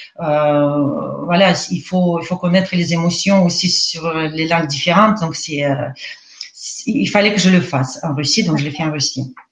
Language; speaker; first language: French; non-native, fluent; Russian